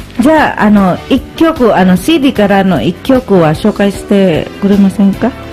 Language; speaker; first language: Japanese; non-native, fluent; Filipino